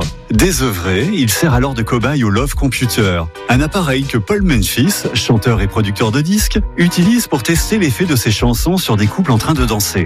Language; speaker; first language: French; native; French